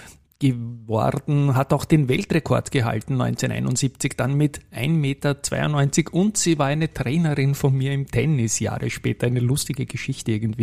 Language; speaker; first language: German; native; German